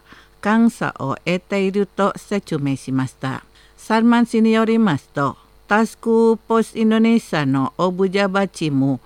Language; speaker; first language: Japanese; non-native, fluent; Indonesian